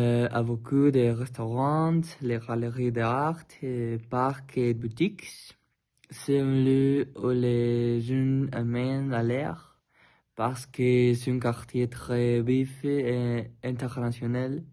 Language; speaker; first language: French; non-native, learner; Spanish